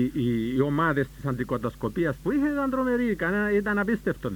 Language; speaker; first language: Greek; native; Greek